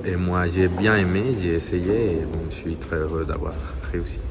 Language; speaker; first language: French; non-native, fluent; Spanish